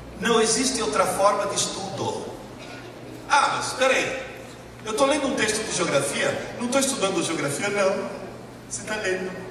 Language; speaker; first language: Portuguese; early bilingual, other home language; Italian